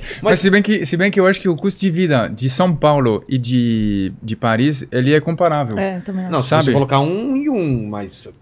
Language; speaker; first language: Portuguese; non-native, fluent; French